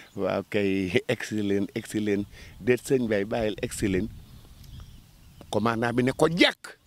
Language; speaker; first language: Wolof; native; Wolof